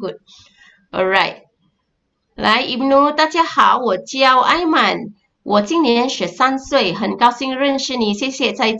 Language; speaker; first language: Chinese; non-native, local second language; Malay